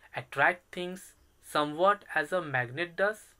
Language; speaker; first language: English; non-native, local second language; Bangla